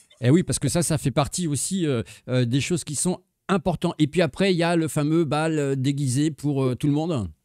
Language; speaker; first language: French; native; French